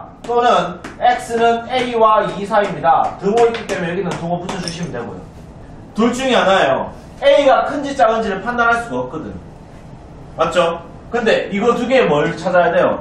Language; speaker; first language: Korean; native; Korean